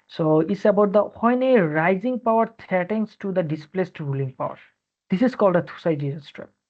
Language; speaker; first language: English; non-native, local second language; Bangla